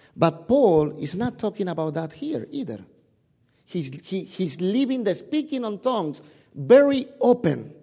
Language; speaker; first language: English; non-native, fluent; Spanish